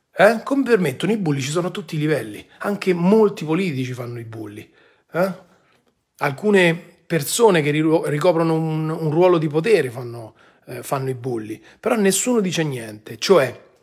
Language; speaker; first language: Italian; native; Italian